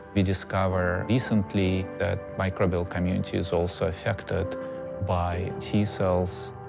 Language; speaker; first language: English; non-native, fluent; Russian